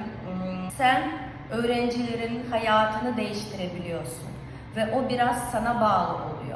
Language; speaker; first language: Turkish; non-native, fluent; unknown